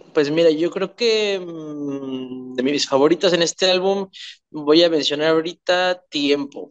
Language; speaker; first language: Spanish; native; Spanish